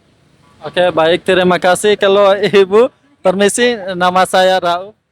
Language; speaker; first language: Indonesian; non-native, fluent; Persian